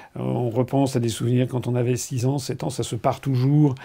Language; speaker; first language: French; native; French